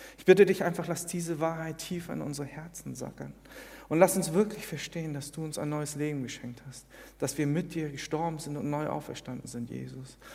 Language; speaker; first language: German; early bilingual, other home language; Korean